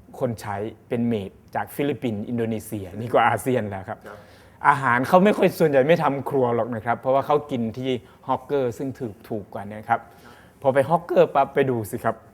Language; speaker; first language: Thai; native; Thai